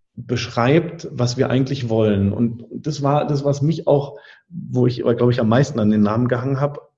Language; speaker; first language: German; native; German